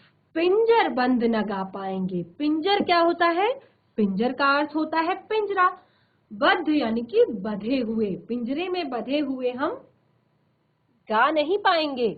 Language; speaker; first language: Hindi; native; Hindi